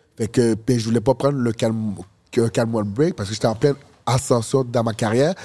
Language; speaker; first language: French; early bilingual, other home language; Haitian Creole